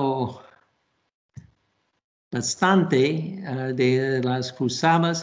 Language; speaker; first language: Spanish; non-native, fluent; English